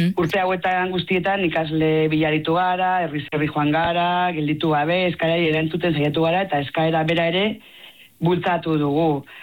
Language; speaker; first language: Basque; non-native, local second language; Spanish